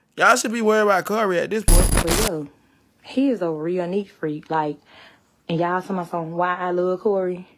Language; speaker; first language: English; native; English